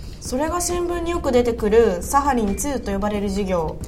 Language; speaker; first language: Japanese; native; Japanese